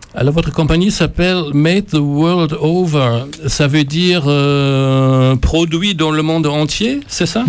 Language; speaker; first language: French; native; French